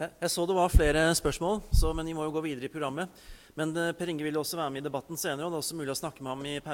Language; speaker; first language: Norwegian; native; Norwegian